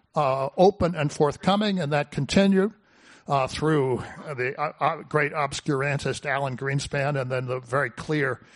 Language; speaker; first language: English; native; English